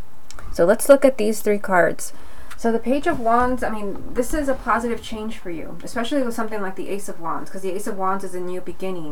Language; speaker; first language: English; native; English